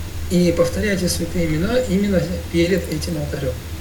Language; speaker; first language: Russian; native; Russian